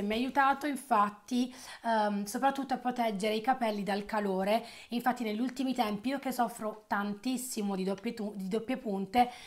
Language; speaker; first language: Italian; native; Italian